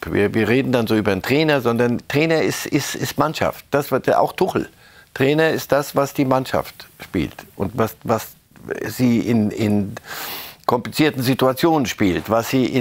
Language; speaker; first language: German; native; German